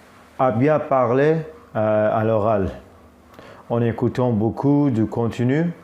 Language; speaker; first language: French; non-native, fluent; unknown